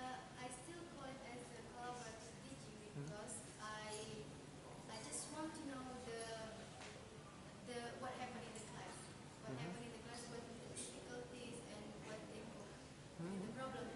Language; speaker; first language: English; non-native, fluent; Indonesian